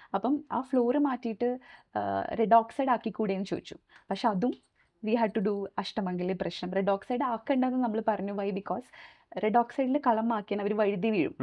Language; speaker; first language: Malayalam; native; Malayalam